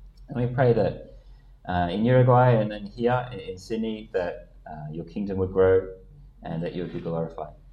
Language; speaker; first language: English; native; English